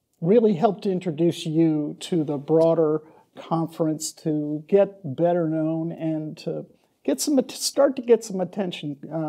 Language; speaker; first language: English; native; English